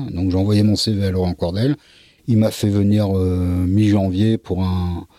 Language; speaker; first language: French; native; French